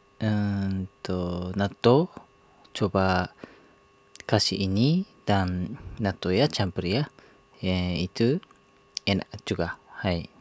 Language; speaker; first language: Indonesian; non-native, learner; Japanese